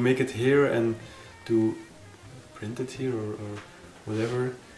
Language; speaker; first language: English; non-native, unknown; Dutch